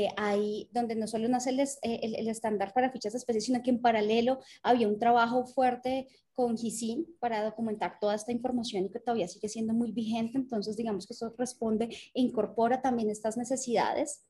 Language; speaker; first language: Spanish; native; Spanish